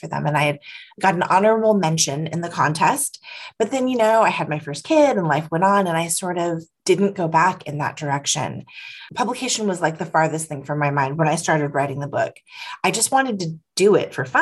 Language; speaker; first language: English; native; English